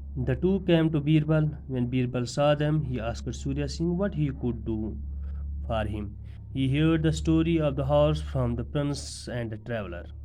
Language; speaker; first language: English; non-native, local second language; Urdu